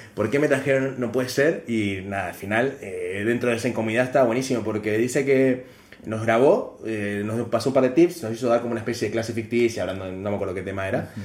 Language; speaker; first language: Spanish; native; Spanish